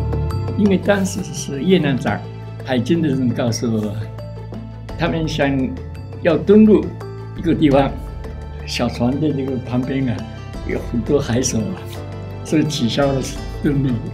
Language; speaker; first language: Chinese; non-native, local second language; Min Nan Chinese